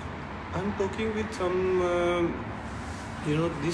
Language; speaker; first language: English; non-native, learner; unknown